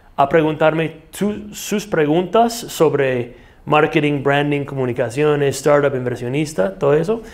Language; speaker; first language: Spanish; non-native, fluent; English